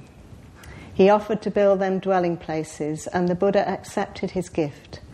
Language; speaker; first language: English; native; English